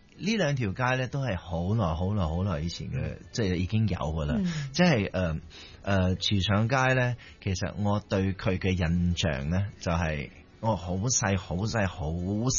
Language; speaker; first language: Cantonese; early bilingual, heritage; Cantonese